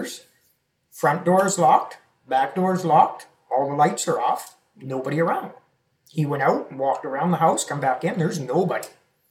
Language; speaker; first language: English; native; English